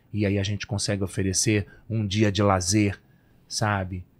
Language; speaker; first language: Portuguese; native; Portuguese